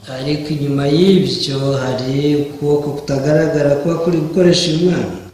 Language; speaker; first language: Kinyarwanda; native; Kinyarwanda